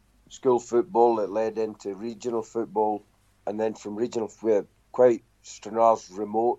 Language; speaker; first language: English; native; English